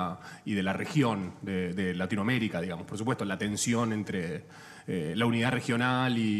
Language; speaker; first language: Spanish; native; Spanish